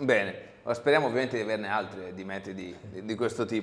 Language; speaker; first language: Italian; native; Italian